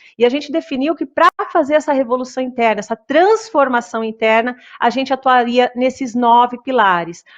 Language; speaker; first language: Portuguese; native; Portuguese